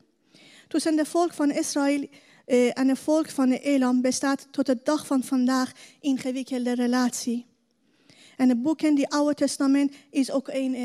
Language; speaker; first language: Dutch; non-native, learner; Persian